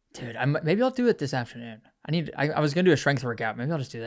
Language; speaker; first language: English; native; English